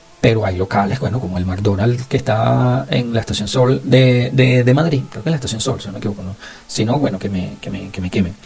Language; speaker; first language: Spanish; native; Spanish